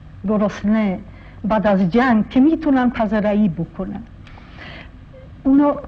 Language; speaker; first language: Persian; non-native, fluent; Polish